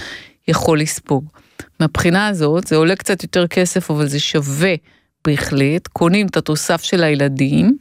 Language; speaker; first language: Hebrew; native; Hebrew